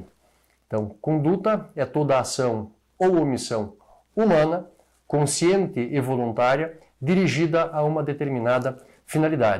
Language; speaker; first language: Portuguese; native; Portuguese